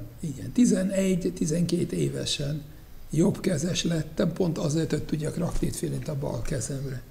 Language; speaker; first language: Hungarian; non-native, fluent; English